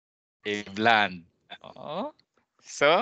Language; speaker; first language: Swedish; non-native, fluent; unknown